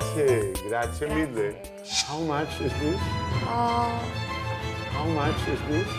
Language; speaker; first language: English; non-native, learner; Italian